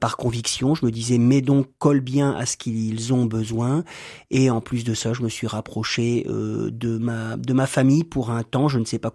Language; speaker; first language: French; native; French